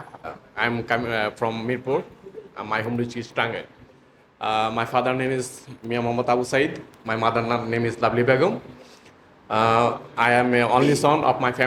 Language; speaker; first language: English; non-native, learner; Bangla